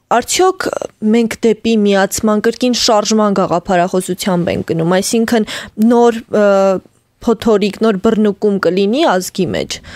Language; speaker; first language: Armenian; native; Armenian